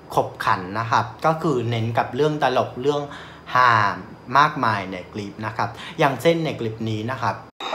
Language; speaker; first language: Thai; non-native, fluent; Vietnamese